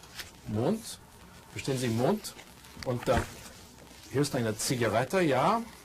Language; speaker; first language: German; non-native, fluent; English